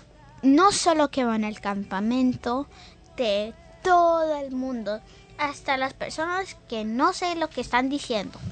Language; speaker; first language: Spanish; early bilingual, heritage; Spanish